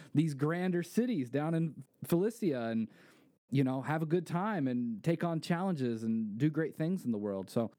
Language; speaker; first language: English; native; English